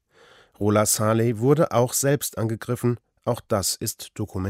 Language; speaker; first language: German; native; German